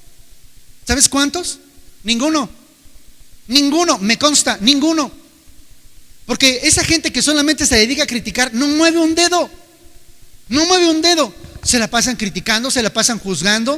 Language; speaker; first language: Spanish; native; Spanish